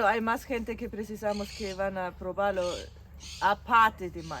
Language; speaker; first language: Spanish; non-native, fluent; German